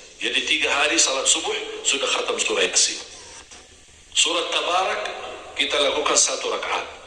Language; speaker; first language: Indonesian; non-native, fluent; Arabic